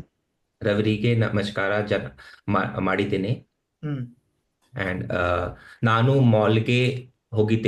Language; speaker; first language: Kannada; non-native, learner; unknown